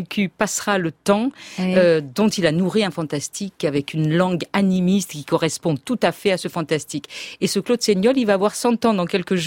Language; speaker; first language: French; native; French